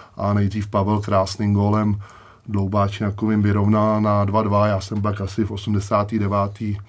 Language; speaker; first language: Czech; native; Czech